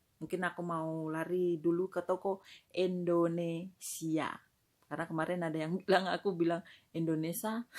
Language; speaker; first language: Indonesian; native; Indonesian